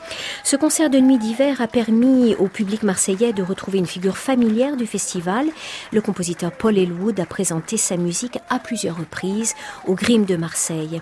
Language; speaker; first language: French; native; French